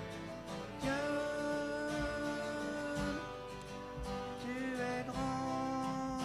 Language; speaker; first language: French; native; French